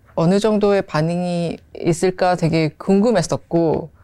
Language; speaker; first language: Korean; native; Korean